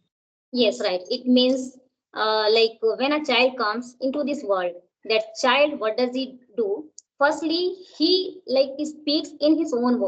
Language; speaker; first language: English; non-native, local second language; Hindi